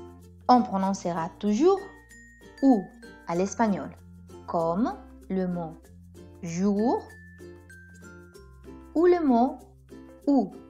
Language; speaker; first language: French; non-native, fluent; Spanish